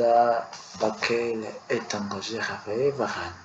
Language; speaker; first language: French; non-native, learner; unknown